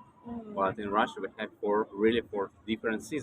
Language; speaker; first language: English; non-native, learner; Russian